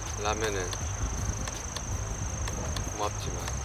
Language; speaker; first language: Korean; native; Korean